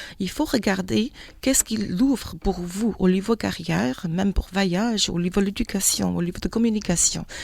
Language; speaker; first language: French; non-native, fluent; Chinese